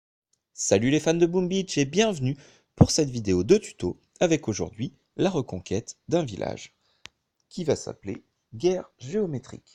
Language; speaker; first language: French; native; French